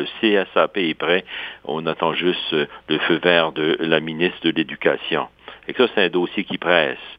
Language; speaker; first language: French; native; French